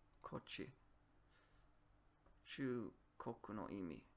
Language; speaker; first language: Japanese; non-native, learner; Polish